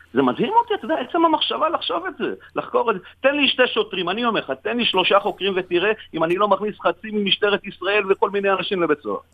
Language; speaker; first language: Hebrew; native; Hebrew